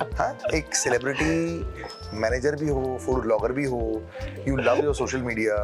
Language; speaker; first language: Hindi; non-native, local second language; Bangla